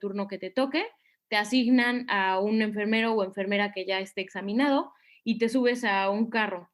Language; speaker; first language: Spanish; native; Spanish